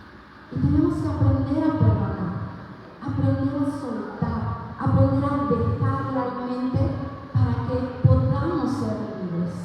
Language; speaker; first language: Spanish; native; Spanish